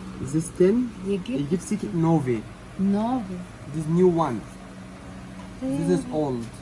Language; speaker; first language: English; non-native, learner; Arabic